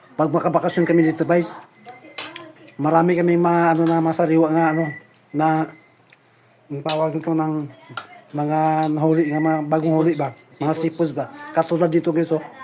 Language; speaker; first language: Filipino; non-native, local second language; Cebuano